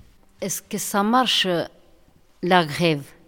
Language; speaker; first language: French; non-native, learner; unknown